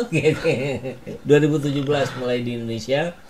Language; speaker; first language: Indonesian; native; Indonesian